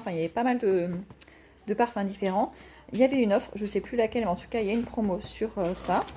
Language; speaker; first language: French; native; French